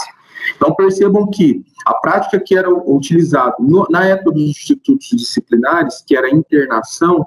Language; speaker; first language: Portuguese; native; Portuguese